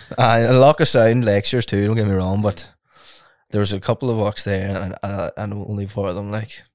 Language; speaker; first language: English; native; English